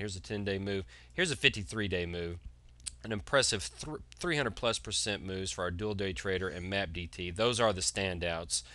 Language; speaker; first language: English; native; English